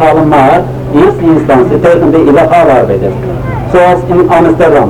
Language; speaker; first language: Dutch; non-native, learner; Turkish